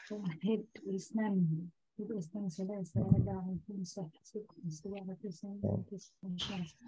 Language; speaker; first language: Arabic; non-native, learner; Indonesian